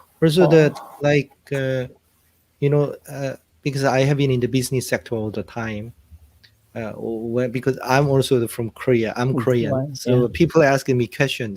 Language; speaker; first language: English; non-native, fluent; Korean